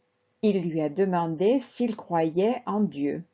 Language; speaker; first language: French; non-native, fluent; Spanish